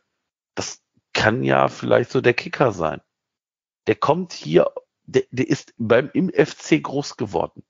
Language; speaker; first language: German; native; German